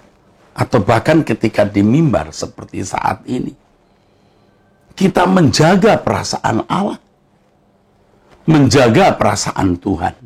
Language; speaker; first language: Indonesian; native; Indonesian